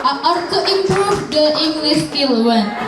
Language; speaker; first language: English; non-native, fluent; Indonesian